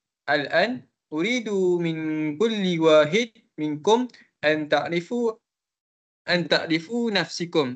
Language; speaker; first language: Arabic; non-native, learner; Malay